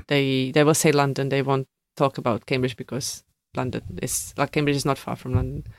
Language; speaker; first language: English; non-native, fluent; Czech